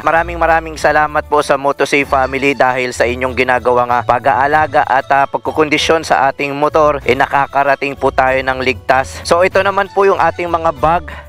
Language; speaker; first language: Filipino; native; Filipino